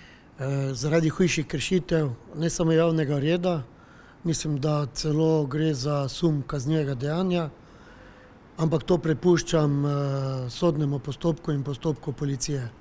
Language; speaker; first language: Slovenian; native; Slovenian